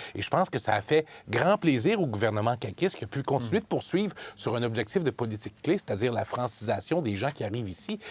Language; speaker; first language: French; native; French